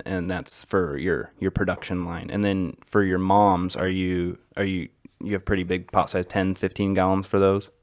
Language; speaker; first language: English; native; English